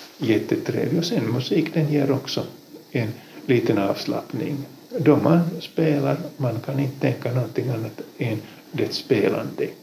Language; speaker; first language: Swedish; non-native, local second language; Finnish